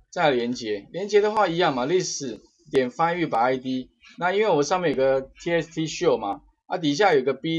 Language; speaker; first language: Chinese; native; Chinese